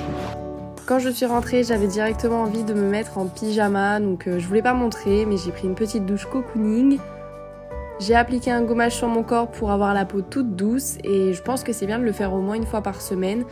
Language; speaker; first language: French; native; French